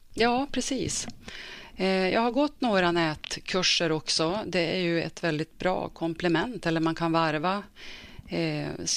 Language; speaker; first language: Swedish; native; Swedish